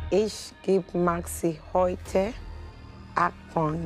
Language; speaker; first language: German; non-native, learner; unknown